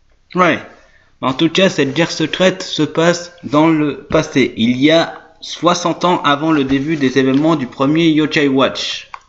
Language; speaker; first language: French; native; French